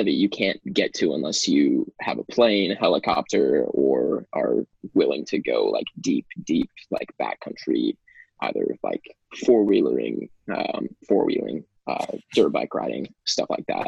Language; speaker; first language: English; native; English